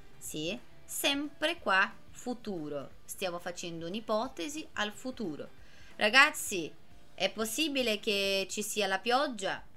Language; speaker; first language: Italian; non-native, fluent; Portuguese